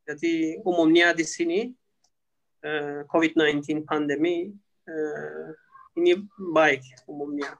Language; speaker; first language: Indonesian; non-native, learner; Turkish